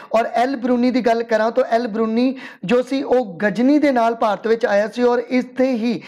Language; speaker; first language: Hindi; non-native, local second language; Punjabi